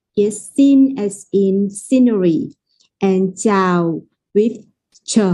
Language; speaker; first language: English; non-native, fluent; Vietnamese